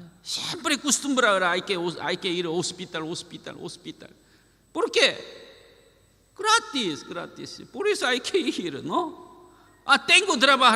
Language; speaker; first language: Spanish; non-native, learner; Korean